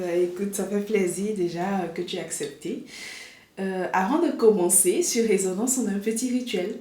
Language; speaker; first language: French; native; French